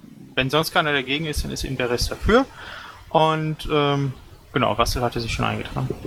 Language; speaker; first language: German; native; German